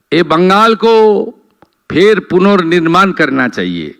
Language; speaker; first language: Hindi; non-native, local second language; Bangla